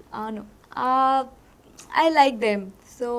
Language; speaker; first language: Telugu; non-native, local second language; Odia